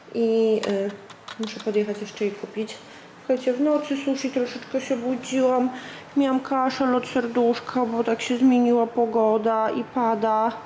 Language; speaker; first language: Polish; native; Polish